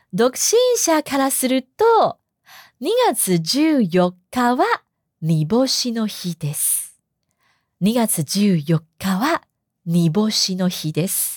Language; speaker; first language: Japanese; non-native, fluent; Chinese